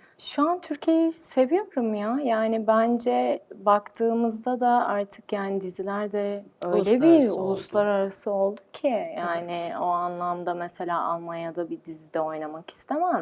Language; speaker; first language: Turkish; early bilingual, heritage; Turkish